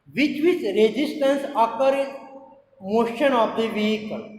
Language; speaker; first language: English; non-native, local second language; Gujarati